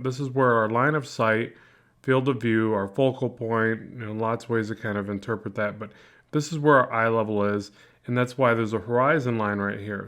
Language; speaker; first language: English; native; English